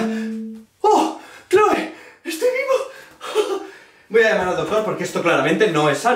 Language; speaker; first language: Spanish; native; Spanish